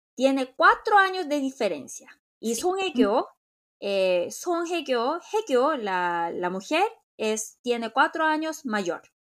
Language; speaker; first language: Spanish; non-native, fluent; Korean